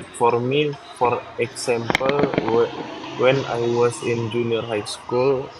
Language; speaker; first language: English; non-native, learner; Indonesian